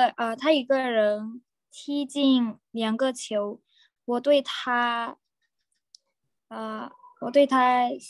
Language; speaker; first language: Chinese; non-native, learner; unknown